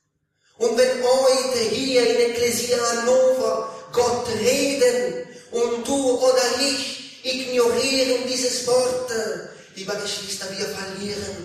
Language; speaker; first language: German; non-native, learner; Italian